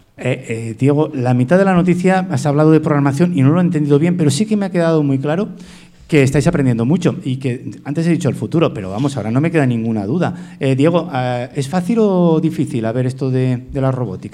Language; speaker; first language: Spanish; native; Spanish